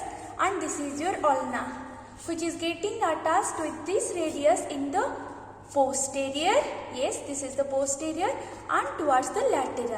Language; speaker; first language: English; non-native, local second language; Hindi